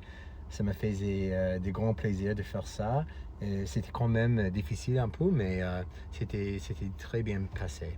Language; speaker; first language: French; non-native, fluent; English